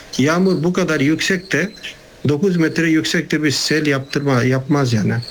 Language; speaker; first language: Turkish; non-native, fluent; Nepali